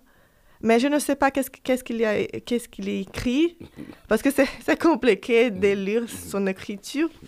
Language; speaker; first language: French; non-native, fluent; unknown